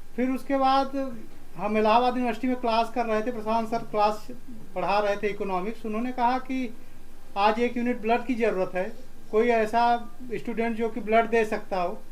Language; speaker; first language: Hindi; native; Hindi